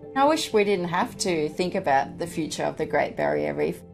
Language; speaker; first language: English; non-native, fluent; Danish